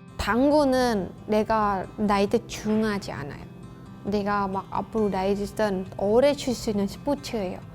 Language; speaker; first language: Korean; non-native, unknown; Khmer